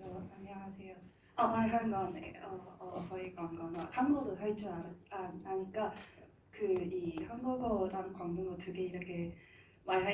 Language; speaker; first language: Korean; non-native, fluent; Cantonese